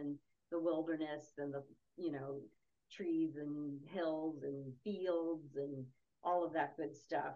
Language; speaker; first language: English; native; English